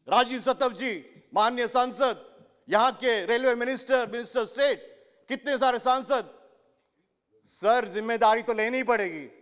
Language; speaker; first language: Hindi; non-native, local second language; Odia